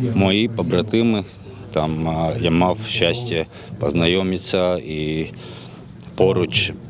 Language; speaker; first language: Ukrainian; non-native, learner; Latvian